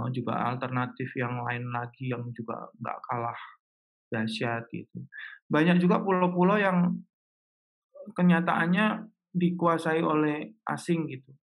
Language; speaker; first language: Indonesian; native; Indonesian